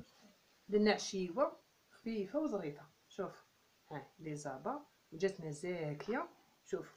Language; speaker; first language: Arabic; native; Arabic